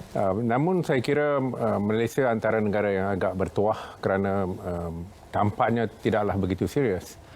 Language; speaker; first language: Malay; non-native, local second language; Tamil